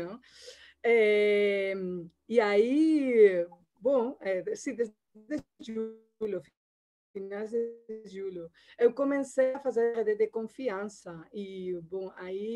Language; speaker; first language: Portuguese; non-native, learner; Spanish